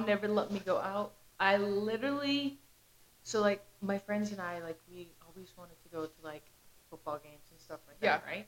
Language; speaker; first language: English; early bilingual, other home language; Spanish